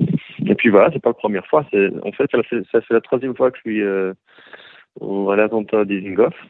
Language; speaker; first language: French; early bilingual, heritage; Hebrew